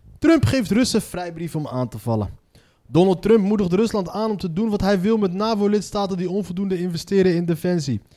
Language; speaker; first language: Dutch; native; Dutch